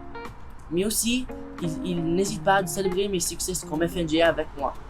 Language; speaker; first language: French; non-native, local second language; English